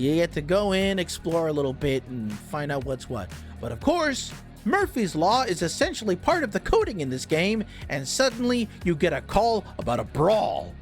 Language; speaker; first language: English; native; English